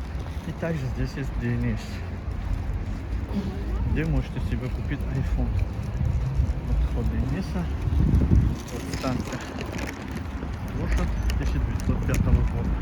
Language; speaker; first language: Russian; early bilingual, other home language; Tajik